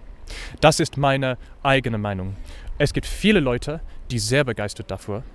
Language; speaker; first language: German; non-native, learner; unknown